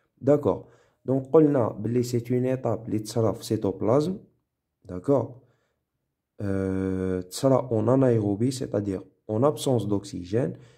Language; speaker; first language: French; non-native, local second language; Arabic